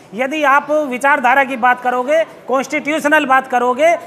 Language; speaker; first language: Hindi; native; Hindi